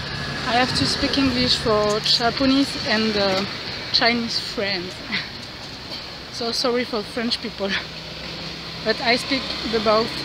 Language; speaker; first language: English; non-native, learner; French